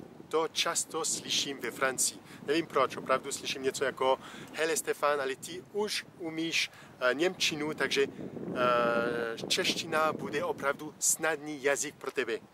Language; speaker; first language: Czech; non-native, fluent; French